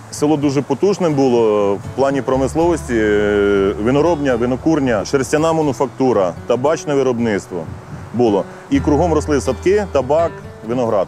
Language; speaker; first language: Ukrainian; native; Ukrainian